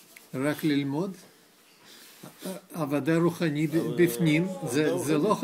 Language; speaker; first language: Hebrew; non-native, learner; Russian